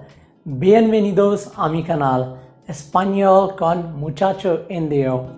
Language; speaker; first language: Spanish; non-native, fluent; Hindi